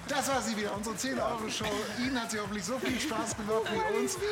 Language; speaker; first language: German; native; German